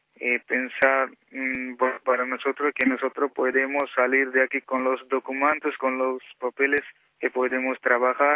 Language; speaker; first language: Spanish; non-native, local second language; Punjabi